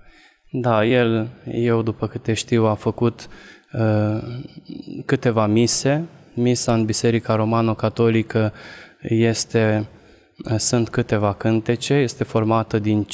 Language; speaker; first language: Romanian; non-native, local second language; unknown